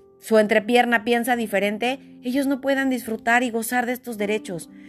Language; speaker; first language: Spanish; native; Spanish